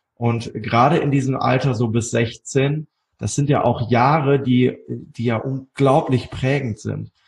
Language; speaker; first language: German; native; German